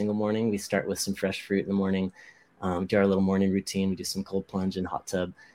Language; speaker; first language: English; native; English